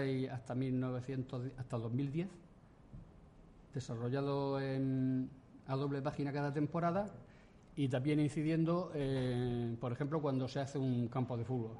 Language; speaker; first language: Spanish; native; Spanish